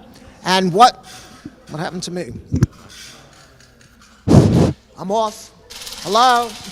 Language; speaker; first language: English; native; English